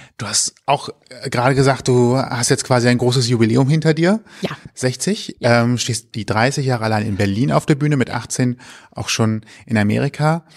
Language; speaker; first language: German; native; German